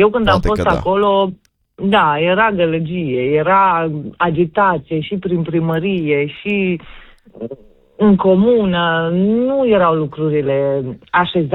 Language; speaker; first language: Romanian; native; Romanian